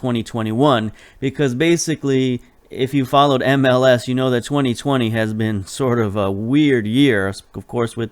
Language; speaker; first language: English; native; English